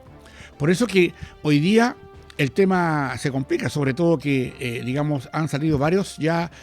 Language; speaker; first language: Spanish; native; Spanish